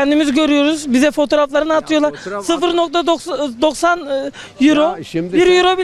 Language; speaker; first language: Turkish; native; Turkish